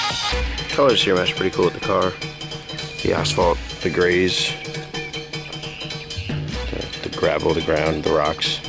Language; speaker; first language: English; native; English